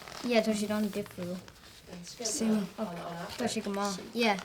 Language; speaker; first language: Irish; non-native, local second language; English